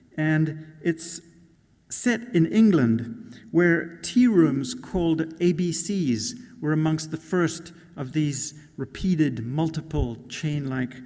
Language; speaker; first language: English; native; English